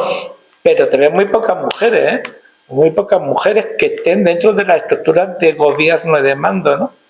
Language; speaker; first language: Spanish; native; Spanish